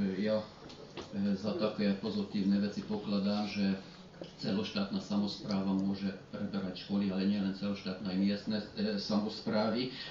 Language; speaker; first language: Slovak; early bilingual, heritage; Slovak